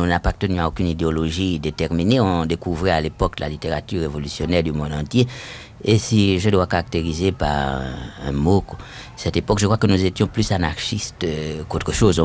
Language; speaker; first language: French; non-native, local second language; Haitian Creole